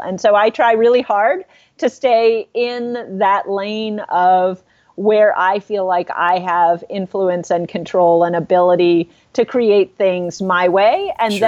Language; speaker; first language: English; native; English